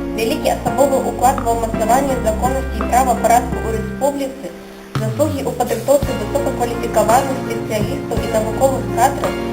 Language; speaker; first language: Belarusian; native; Belarusian